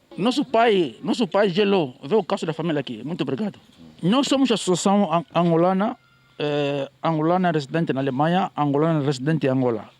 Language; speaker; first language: Portuguese; native; Portuguese